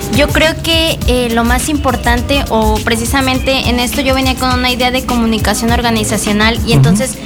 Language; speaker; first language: Spanish; native; Spanish